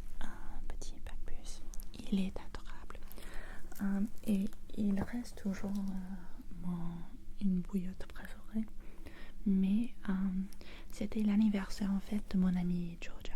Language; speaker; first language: French; non-native, fluent; English